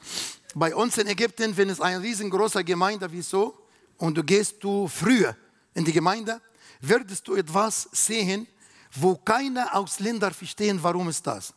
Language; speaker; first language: German; non-native, learner; Arabic